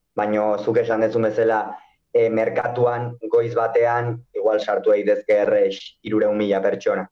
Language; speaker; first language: Basque; native; Basque